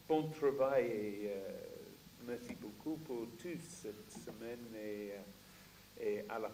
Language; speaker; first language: French; non-native, fluent; English